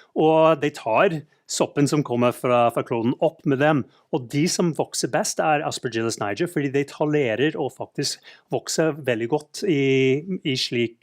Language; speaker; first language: Norwegian; non-native, fluent; English